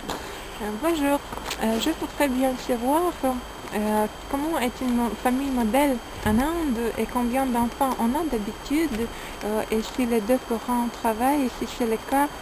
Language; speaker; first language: French; non-native, fluent; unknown